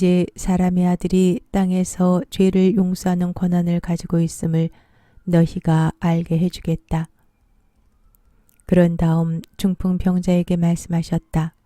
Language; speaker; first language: Korean; native; Korean